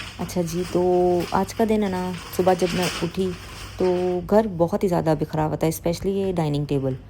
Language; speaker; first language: Urdu; native; Urdu